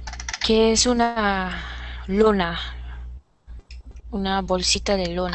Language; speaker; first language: Spanish; non-native, learner; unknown